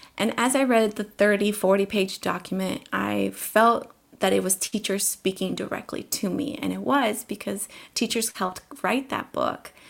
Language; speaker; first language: English; early bilingual, other home language; Spanish